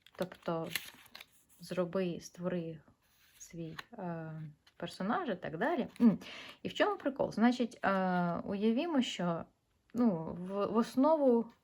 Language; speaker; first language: Ukrainian; non-native, local second language; Russian